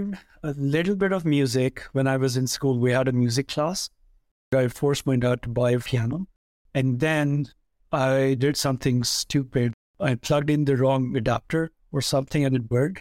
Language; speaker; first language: English; non-native, local second language; Punjabi